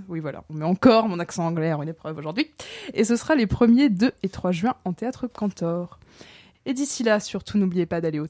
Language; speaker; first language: French; native; French